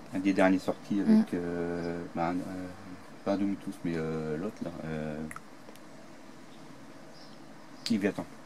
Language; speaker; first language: French; native; French